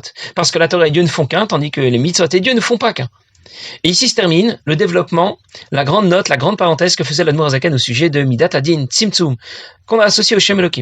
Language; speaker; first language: French; native; French